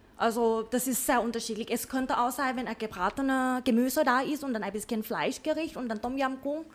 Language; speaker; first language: German; non-native, learner; Thai